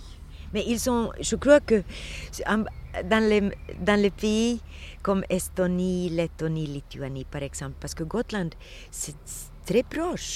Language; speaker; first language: French; non-native, fluent; Swedish